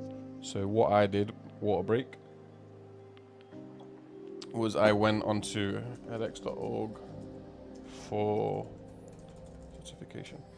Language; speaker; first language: English; native; English